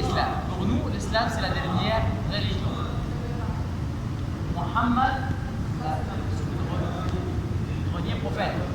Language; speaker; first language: French; non-native, learner; Arabic